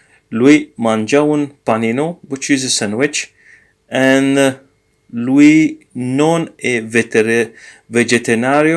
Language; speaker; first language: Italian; non-native, learner; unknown